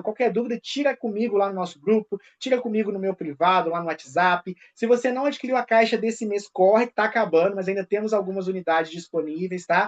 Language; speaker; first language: Portuguese; native; Portuguese